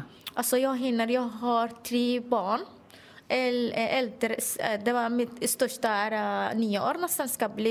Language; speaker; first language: Swedish; non-native, learner; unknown